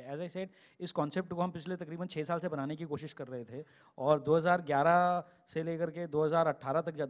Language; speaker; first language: Hindi; native; Hindi